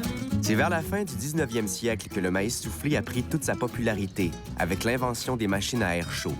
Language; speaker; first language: French; native; French